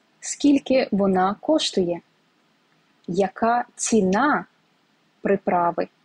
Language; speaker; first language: Ukrainian; native; Ukrainian